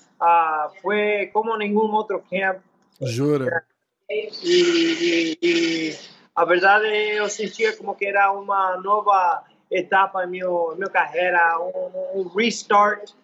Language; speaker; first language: Portuguese; non-native, learner; English